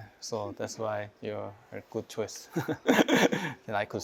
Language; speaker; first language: English; non-native, learner; Korean